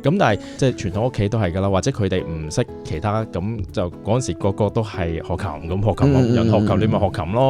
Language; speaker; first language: Cantonese; native; Cantonese